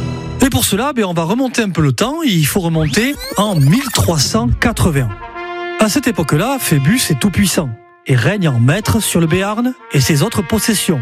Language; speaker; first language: French; native; French